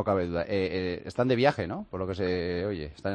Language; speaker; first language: Spanish; native; Spanish